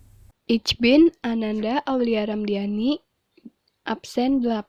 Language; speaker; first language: German; non-native, learner; Indonesian